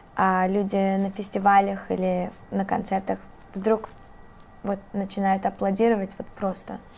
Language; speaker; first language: Russian; early bilingual, other home language; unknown